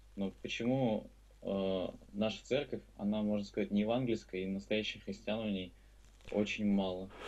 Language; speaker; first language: Russian; native; Russian